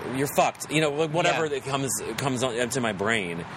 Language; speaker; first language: English; native; English